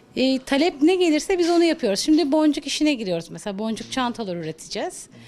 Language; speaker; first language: Turkish; native; Turkish